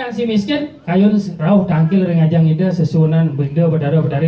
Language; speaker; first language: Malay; non-native, local second language; Balinese